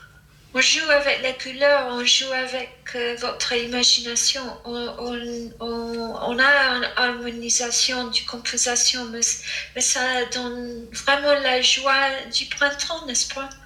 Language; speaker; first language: French; non-native, fluent; English